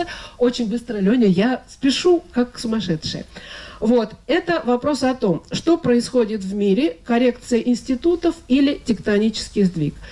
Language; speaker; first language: Russian; native; Russian